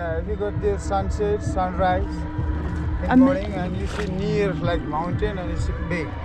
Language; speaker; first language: English; non-native, learner; Nepali